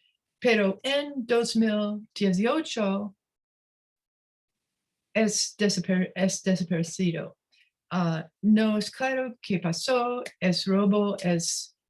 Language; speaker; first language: Spanish; non-native, learner; English